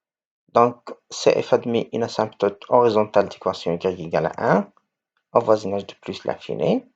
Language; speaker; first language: French; non-native, local second language; Arabic